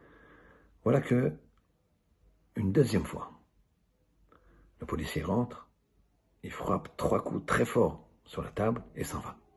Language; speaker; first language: French; native; French